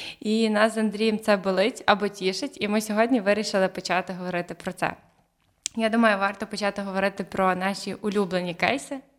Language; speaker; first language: Ukrainian; native; Ukrainian